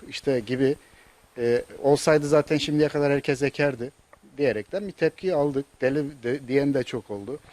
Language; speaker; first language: Turkish; native; Turkish